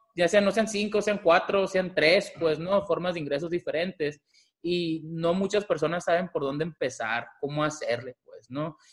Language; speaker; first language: Spanish; native; Spanish